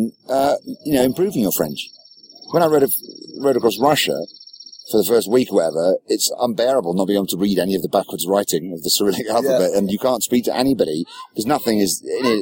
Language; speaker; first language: English; native; English